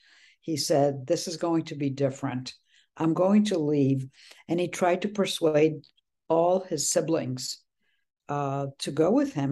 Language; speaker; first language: English; early bilingual, other home language; Polish